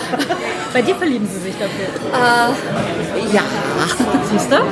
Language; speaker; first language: German; native; German